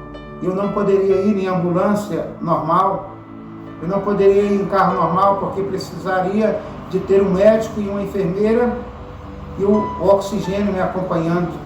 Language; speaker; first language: Portuguese; native; Portuguese